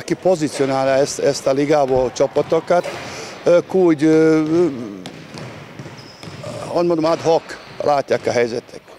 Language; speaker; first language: Hungarian; non-native, learner; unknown